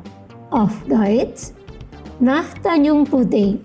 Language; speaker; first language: German; non-native, fluent; Indonesian